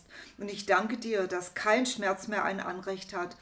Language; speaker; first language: German; native; German